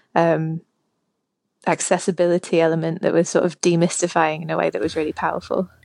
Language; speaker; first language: English; native; English